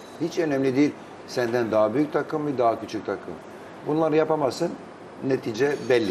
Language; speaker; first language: Turkish; non-native, fluent; Albanian